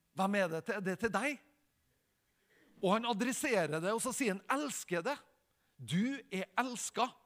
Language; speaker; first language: Norwegian; native; Norwegian